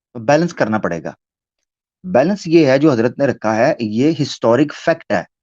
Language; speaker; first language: Hindi; native; Hindi